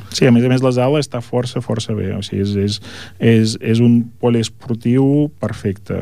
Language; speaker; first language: Catalan; non-native, fluent; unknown